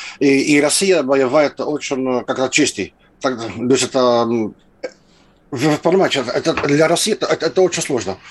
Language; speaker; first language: Russian; non-native, fluent; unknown